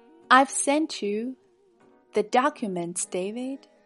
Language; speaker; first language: English; non-native, fluent; Chinese